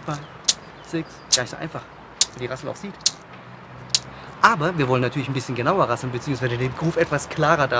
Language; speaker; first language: German; native; German